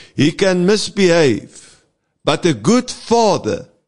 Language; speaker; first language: English; non-native, local second language; Afrikaans